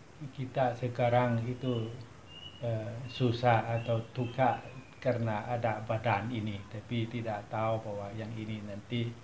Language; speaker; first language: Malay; non-native, learner; Thai